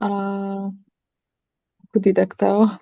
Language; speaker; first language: Indonesian; non-native, learner; Turkish